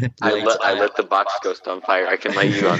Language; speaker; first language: English; native; English